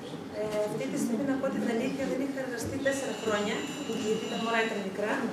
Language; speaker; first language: Greek; early bilingual, other home language; Russian